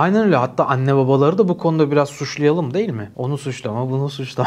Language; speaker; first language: Turkish; native; Turkish